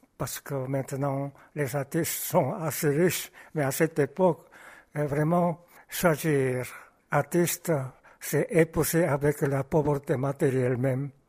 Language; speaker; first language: French; non-native, fluent; Korean